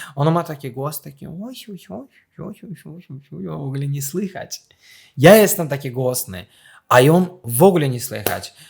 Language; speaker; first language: Polish; non-native, fluent; Azerbaijani